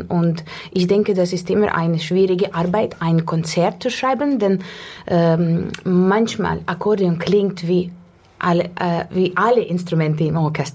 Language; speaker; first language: German; non-native, learner; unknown